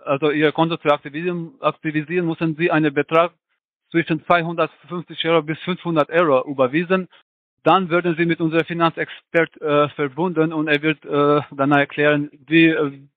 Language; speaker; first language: German; non-native, fluent; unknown